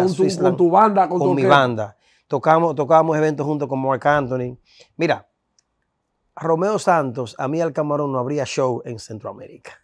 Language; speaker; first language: Spanish; native; Spanish